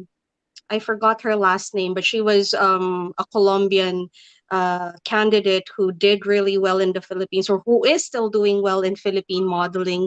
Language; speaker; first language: English; non-native, local second language; Filipino